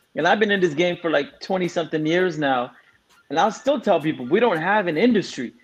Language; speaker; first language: English; non-native, local second language; Tamil